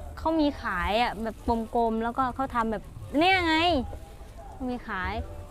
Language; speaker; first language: Thai; non-native, fluent; Mon